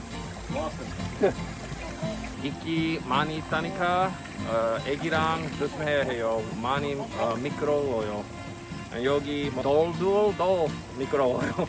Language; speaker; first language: Korean; non-native, learner; English